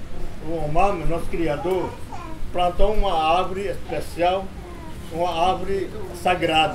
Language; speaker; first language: Portuguese; non-native, local second language; Yanomámi